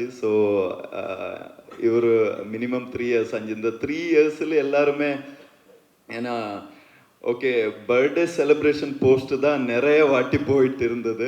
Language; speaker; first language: Tamil; non-native, learner; Kannada